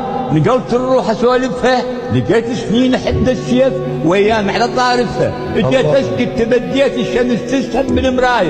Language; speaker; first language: Arabic; native; Arabic